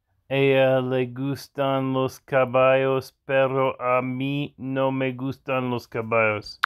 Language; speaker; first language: Spanish; non-native, learner; English